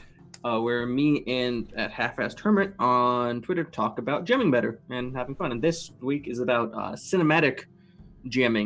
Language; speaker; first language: English; native; English